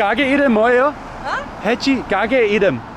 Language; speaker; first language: Korean; non-native, learner; Dutch